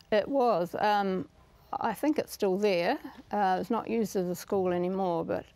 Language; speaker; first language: English; native; English